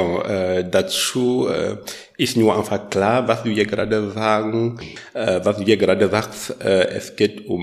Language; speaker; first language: German; non-native, learner; French